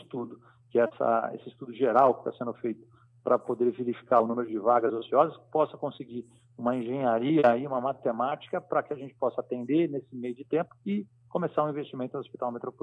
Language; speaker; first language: Portuguese; native; Portuguese